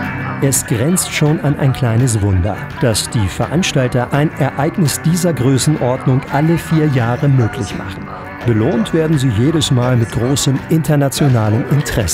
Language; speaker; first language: German; native; German